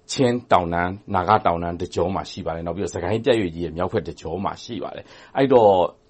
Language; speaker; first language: Burmese; native; Burmese